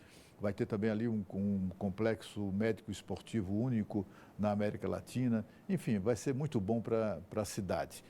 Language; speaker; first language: Portuguese; native; Portuguese